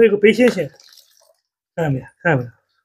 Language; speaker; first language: Chinese; native; Chinese